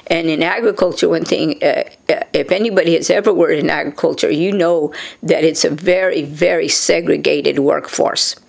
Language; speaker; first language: English; native; English